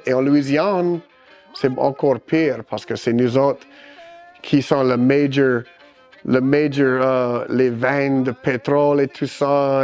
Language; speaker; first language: French; early bilingual, heritage; French